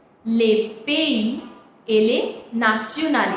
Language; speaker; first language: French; non-native, fluent; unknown